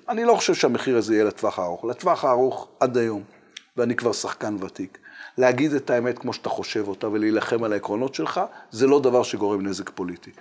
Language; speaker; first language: Hebrew; native; Hebrew